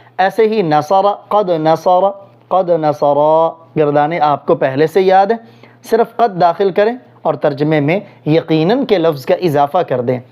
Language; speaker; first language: Urdu; non-native, local second language; Punjabi